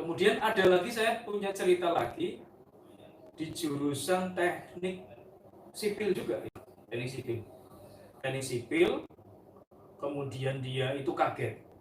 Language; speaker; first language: Indonesian; native; Indonesian